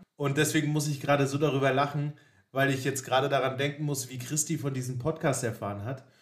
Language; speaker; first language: German; native; German